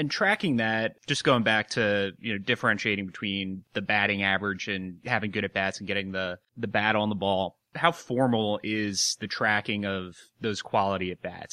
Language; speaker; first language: English; native; English